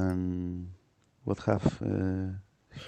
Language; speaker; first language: English; non-native, fluent; Spanish